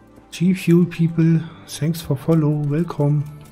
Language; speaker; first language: English; non-native, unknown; German